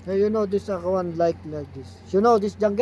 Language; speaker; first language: English; non-native, learner; Filipino